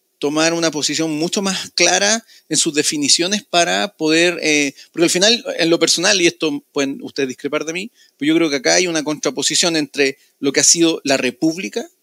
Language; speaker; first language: Spanish; native; Spanish